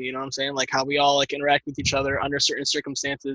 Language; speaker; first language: English; native; English